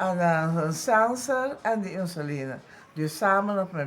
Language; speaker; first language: Dutch; non-native, local second language; Papiamento